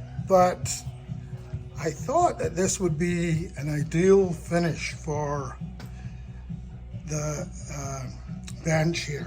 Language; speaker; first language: English; native; English